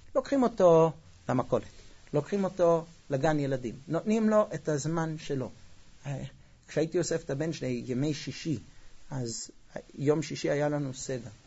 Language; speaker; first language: Hebrew; non-native, fluent; English